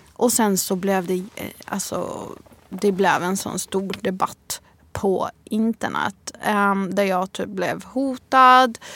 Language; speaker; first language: Swedish; early bilingual, other home language; Arabic